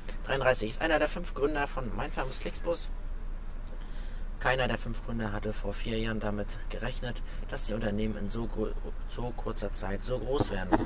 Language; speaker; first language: German; native; German